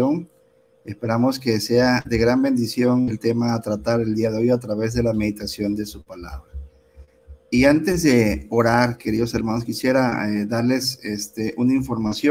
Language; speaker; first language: Spanish; native; Spanish